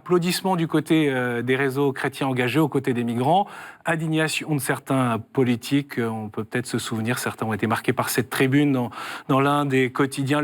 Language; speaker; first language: French; native; French